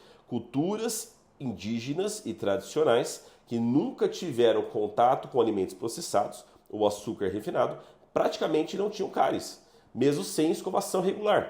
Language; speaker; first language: Portuguese; native; Portuguese